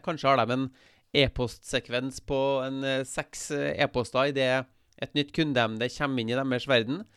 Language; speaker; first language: Norwegian; native; Norwegian